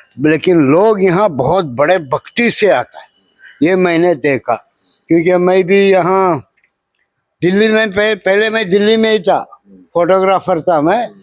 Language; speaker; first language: Hindi; non-native, local second language; Kannada